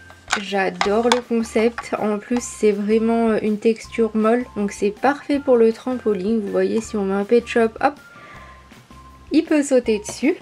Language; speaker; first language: French; native; French